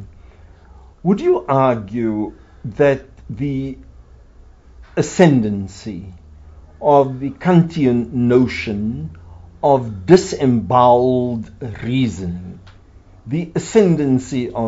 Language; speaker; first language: English; non-native, local second language; Afrikaans